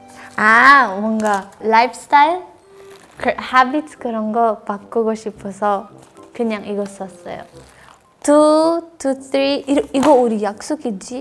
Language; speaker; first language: Korean; non-native, learner; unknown